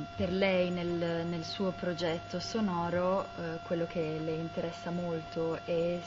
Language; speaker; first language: Italian; native; Italian